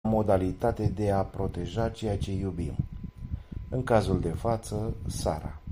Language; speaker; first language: Romanian; native; Romanian